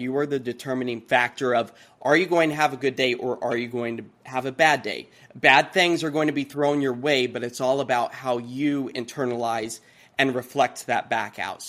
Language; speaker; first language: English; native; English